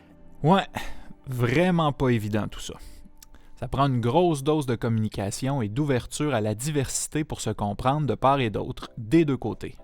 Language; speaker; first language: French; native; French